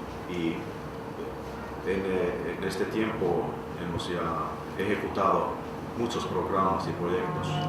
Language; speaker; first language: Spanish; non-native, fluent; Finnish